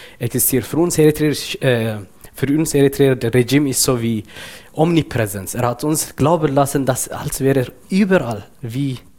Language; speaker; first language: German; non-native, fluent; Tigrinya